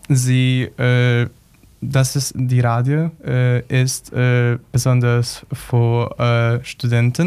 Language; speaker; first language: German; non-native, learner; Polish